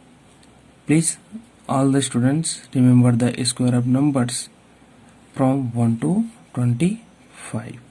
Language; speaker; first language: English; non-native, local second language; Hindi